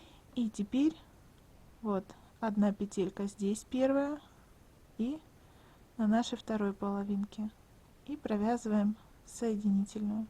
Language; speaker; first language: Russian; native; Russian